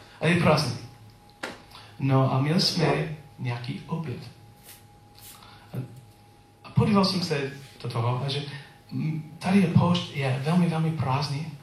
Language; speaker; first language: Czech; non-native, learner; English